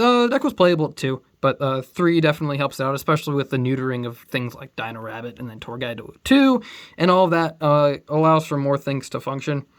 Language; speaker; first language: English; native; English